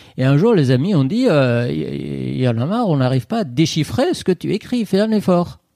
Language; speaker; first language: French; non-native, fluent; Persian